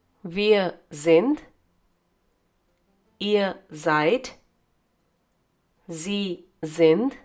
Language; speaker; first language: German; non-native, fluent; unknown